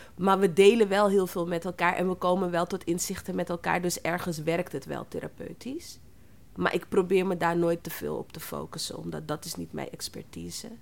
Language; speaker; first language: Dutch; native; Dutch